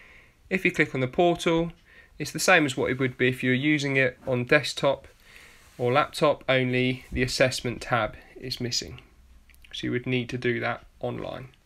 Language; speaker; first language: English; native; English